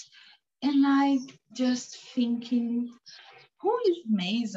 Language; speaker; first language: English; non-native, learner; Portuguese